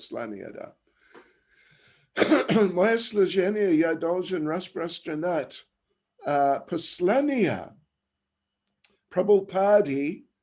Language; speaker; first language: Russian; non-native, learner; English